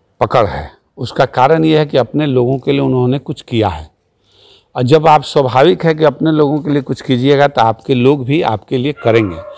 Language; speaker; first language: Hindi; native; Hindi